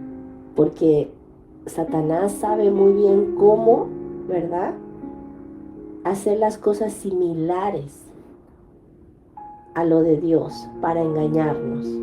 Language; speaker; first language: Spanish; native; Spanish